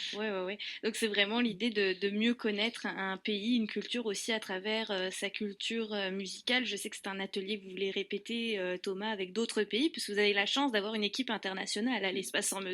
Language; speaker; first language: French; native; French